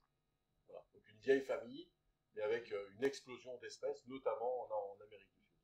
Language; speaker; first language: French; native; French